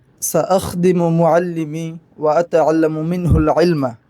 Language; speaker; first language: Arabic; non-native, learner; Bangla